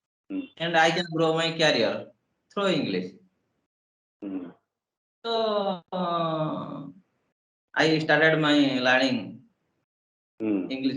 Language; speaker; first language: English; non-native, learner; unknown